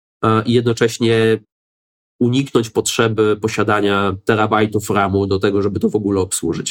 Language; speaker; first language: Polish; native; Polish